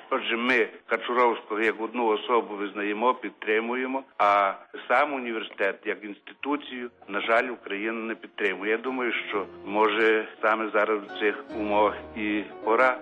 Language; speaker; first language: Ukrainian; native; Ukrainian